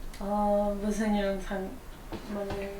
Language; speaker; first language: Korean; non-native, learner; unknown